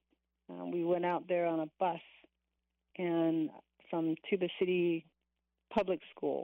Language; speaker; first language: English; native; English